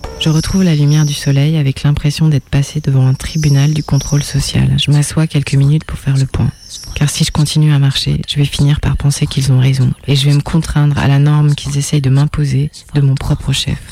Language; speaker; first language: French; native; French